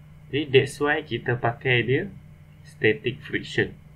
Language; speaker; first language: English; non-native, local second language; Malay